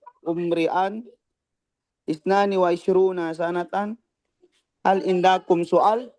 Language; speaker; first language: Arabic; non-native, learner; Indonesian